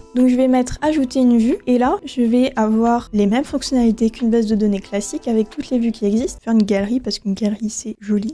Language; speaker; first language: French; native; French